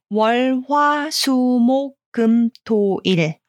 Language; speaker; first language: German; non-native, fluent; Korean